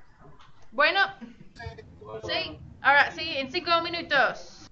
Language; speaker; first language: Spanish; non-native, fluent; English